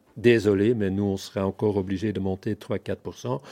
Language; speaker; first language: French; non-native, fluent; Dutch